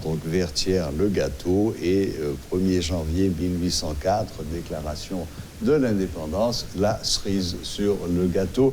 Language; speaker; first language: French; non-native, local second language; Haitian Creole